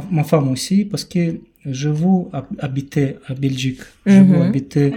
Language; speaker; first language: French; non-native, learner; Romanian